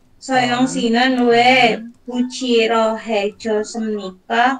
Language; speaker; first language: Korean; non-native, learner; Indonesian